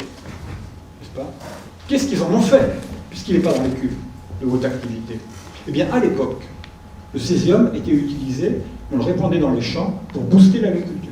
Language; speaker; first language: French; native; French